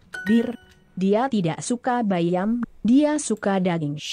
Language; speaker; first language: Indonesian; non-native, learner; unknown